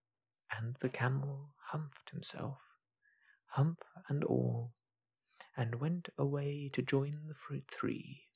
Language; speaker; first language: English; native; English